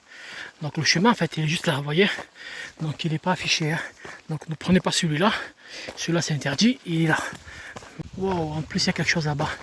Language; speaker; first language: French; native; French